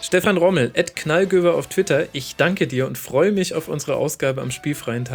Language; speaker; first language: German; native; German